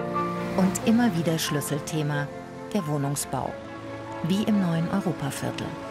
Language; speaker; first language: German; native; German